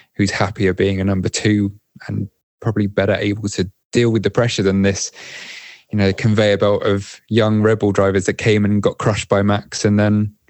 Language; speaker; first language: English; native; English